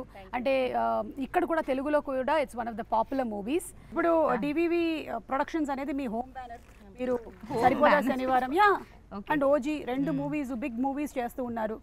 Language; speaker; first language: Telugu; native; Telugu